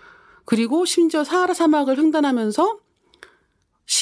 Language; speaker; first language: Korean; native; Korean